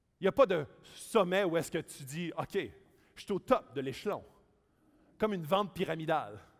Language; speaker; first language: French; native; French